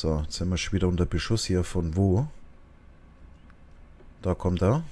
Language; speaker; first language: German; native; German